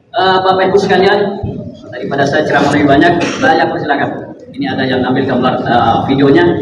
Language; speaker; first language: Indonesian; native; Indonesian